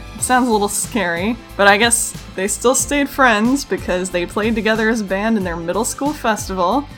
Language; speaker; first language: English; native; English